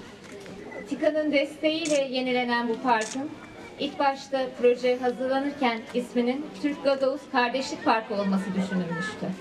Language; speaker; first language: Turkish; native; Turkish